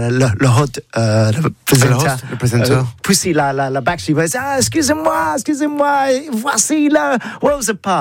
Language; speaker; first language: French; non-native, learner; English